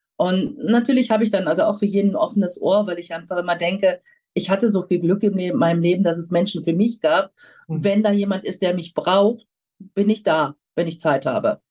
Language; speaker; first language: German; native; German